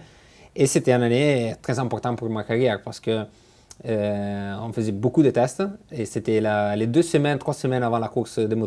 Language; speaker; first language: French; non-native, fluent; Italian